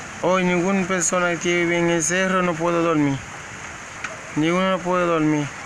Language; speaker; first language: Spanish; non-native, learner; Haitian Creole